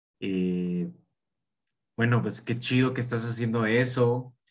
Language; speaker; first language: Spanish; native; Spanish